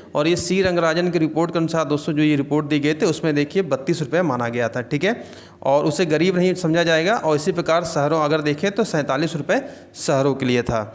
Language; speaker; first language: Hindi; native; Hindi